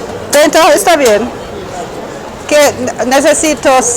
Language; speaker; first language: Spanish; non-native, learner; English